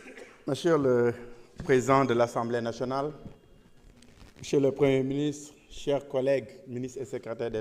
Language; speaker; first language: French; non-native, local second language; Wolof